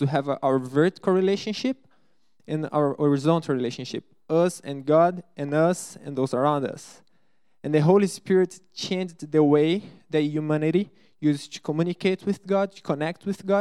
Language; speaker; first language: English; non-native, fluent; Portuguese